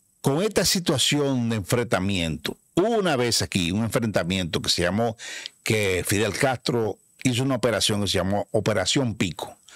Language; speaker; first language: Spanish; native; Spanish